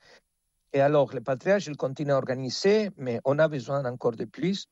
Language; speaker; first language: French; non-native, fluent; Spanish